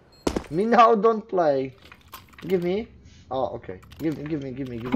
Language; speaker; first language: English; non-native, learner; Polish